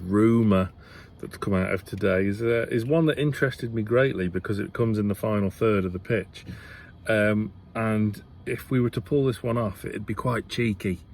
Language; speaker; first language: English; native; English